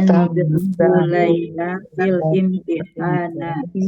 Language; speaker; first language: Arabic; non-native, learner; Indonesian